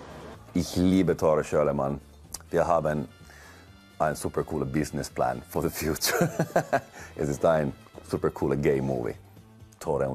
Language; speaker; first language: German; non-native, learner; Finnish